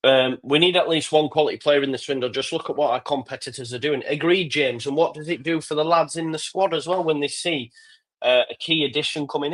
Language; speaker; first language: English; native; English